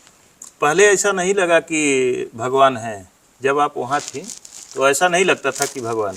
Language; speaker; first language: Hindi; native; Hindi